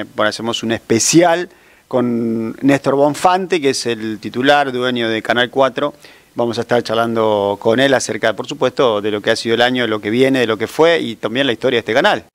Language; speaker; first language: Spanish; native; Spanish